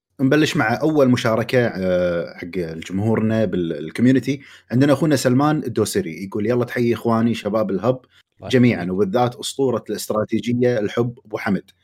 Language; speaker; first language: Arabic; native; Arabic